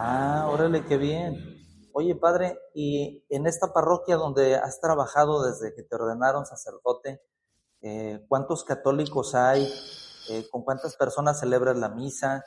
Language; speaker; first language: Spanish; native; Spanish